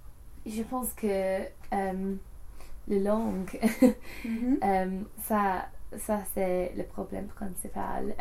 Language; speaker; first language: French; non-native, learner; English